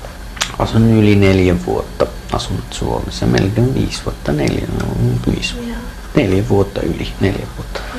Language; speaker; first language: Finnish; non-native, learner; Persian